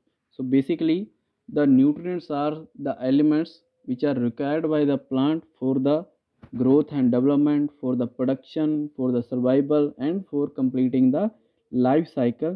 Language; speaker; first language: English; non-native, local second language; Punjabi